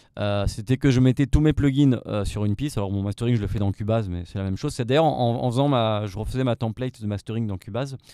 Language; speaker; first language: French; native; French